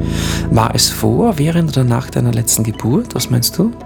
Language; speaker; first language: German; native; German